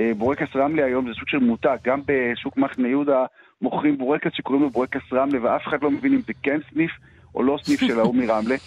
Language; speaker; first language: Hebrew; native; Hebrew